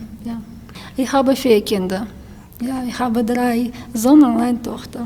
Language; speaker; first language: German; non-native, learner; Ukrainian